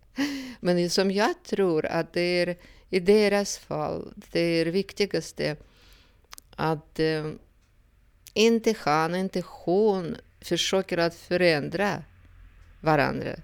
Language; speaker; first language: Swedish; non-native, fluent; Russian